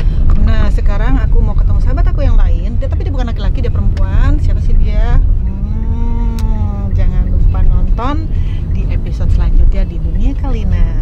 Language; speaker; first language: Indonesian; native; Indonesian